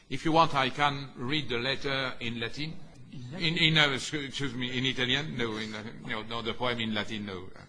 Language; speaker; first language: English; non-native, fluent; French